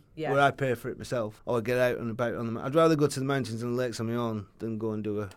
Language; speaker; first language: English; native; English